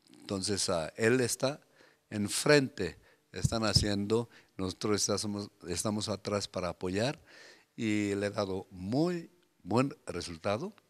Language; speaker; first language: Spanish; non-native, fluent; Korean